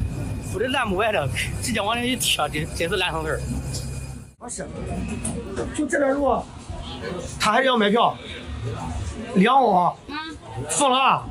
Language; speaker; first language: Chinese; native; Chinese